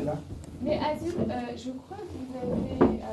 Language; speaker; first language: French; native; French